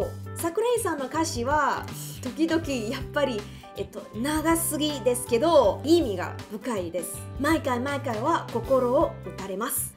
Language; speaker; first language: Japanese; non-native, learner; Chinese